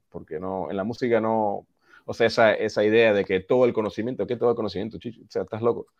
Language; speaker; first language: Spanish; early bilingual, heritage; Spanish